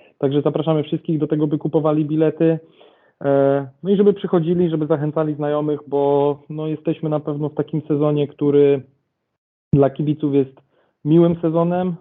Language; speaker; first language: Polish; native; Polish